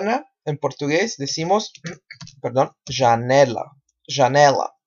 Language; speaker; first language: Spanish; non-native, fluent; Portuguese